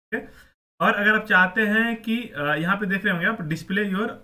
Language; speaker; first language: Hindi; native; Hindi